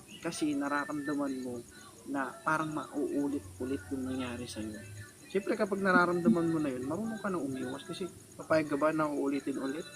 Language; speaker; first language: Filipino; native; Filipino